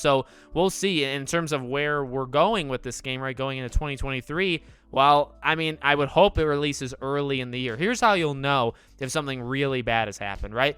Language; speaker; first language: English; native; English